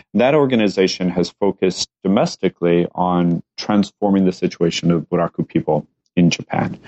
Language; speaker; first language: English; native; English